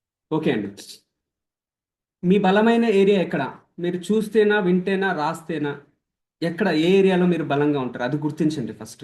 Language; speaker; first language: Telugu; native; Telugu